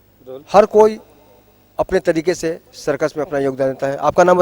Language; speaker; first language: Hindi; native; Hindi